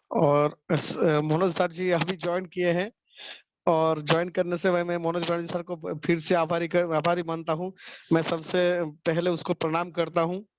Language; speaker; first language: Hindi; non-native, local second language; Bangla